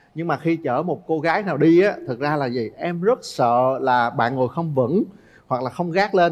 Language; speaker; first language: Vietnamese; native; Vietnamese